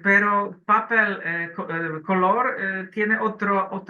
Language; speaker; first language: Spanish; non-native, learner; Polish